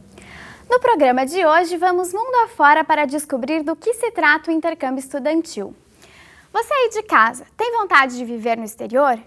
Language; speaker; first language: Portuguese; native; Portuguese